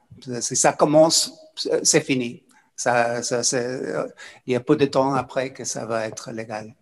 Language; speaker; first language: French; non-native, fluent; English